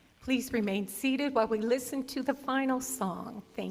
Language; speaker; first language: English; native; English